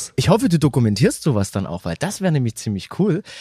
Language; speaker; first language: German; native; German